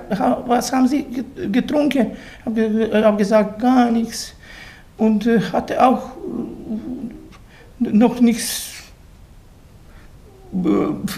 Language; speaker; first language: German; non-native, learner; Bosnian